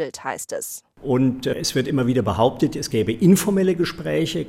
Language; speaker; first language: German; native; German